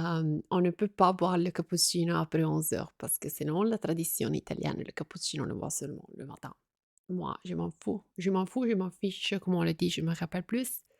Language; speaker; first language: French; non-native, fluent; Italian